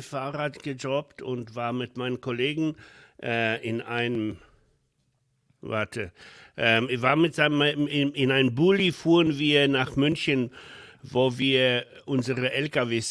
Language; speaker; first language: German; non-native, fluent; Polish